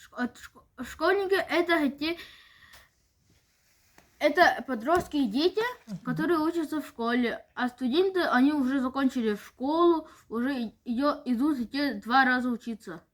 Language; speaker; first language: Russian; non-native, local second language; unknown